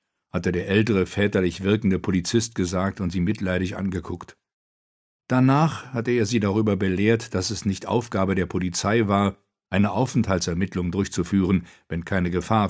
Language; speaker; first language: German; native; German